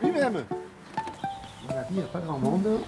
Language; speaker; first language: French; native; French